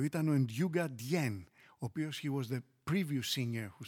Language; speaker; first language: Greek; native; Greek